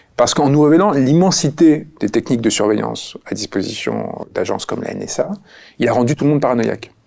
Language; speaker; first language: French; early bilingual, other home language; Spanish